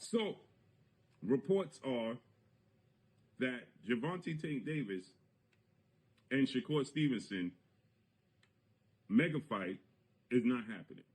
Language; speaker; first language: English; native; English